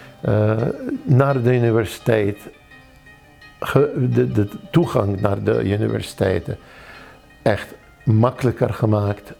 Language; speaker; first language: Dutch; non-native, fluent; Arabic